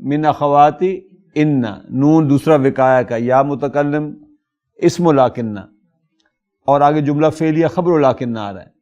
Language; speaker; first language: Urdu; native; Urdu